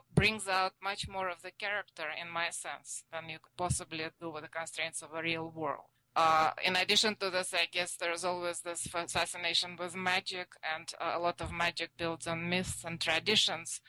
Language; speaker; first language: English; non-native, fluent; Russian